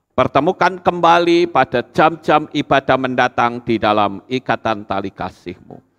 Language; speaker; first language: Indonesian; native; Indonesian